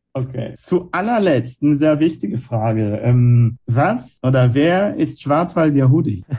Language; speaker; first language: German; non-native, fluent; Hebrew